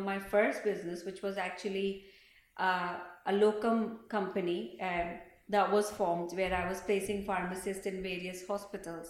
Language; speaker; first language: English; non-native, local second language; Hindi